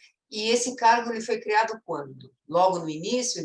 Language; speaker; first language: Portuguese; native; Portuguese